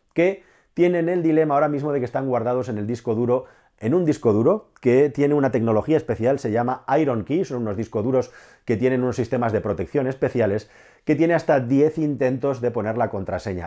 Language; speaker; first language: Spanish; native; Spanish